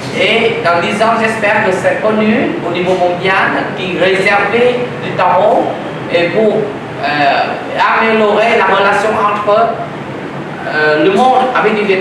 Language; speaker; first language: French; non-native, learner; Vietnamese